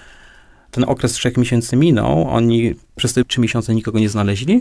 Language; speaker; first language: Polish; native; Polish